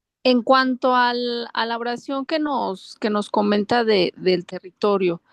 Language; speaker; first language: Spanish; native; Spanish